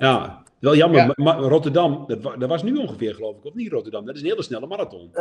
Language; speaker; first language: Dutch; native; Dutch